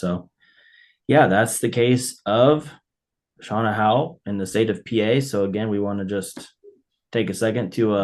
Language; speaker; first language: English; native; English